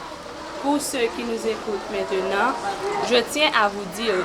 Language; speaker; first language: French; non-native, local second language; Haitian Creole